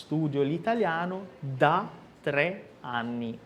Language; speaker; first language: Italian; non-native, fluent; Portuguese